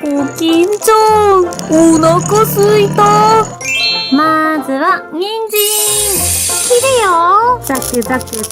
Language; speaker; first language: Japanese; native; Japanese